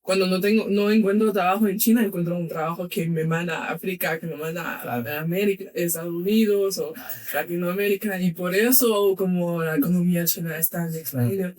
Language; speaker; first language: Spanish; non-native, fluent; Chinese